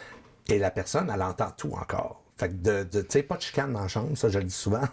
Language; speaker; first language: French; native; French